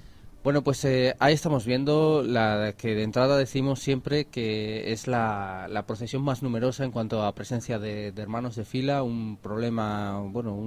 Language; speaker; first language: Spanish; native; Spanish